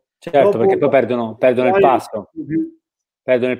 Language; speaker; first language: Italian; native; Italian